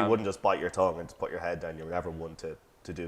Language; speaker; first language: English; native; English